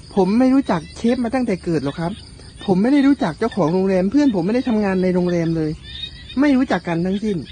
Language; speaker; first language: Thai; native; Thai